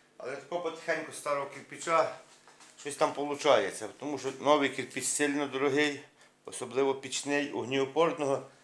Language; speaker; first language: Ukrainian; native; Ukrainian